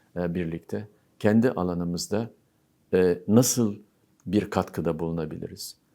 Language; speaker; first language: Turkish; native; Turkish